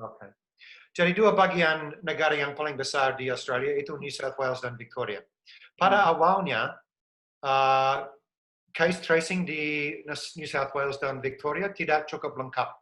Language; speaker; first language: Indonesian; non-native, fluent; English